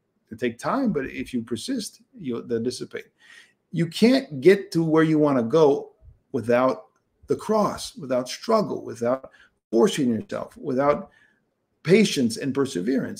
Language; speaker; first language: English; native; English